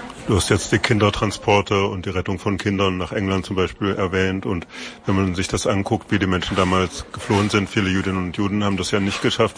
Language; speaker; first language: German; native; German